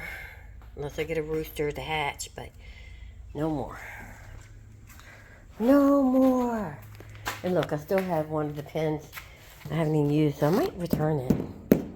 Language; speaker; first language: English; native; English